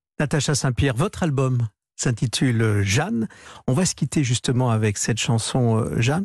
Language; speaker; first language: French; native; French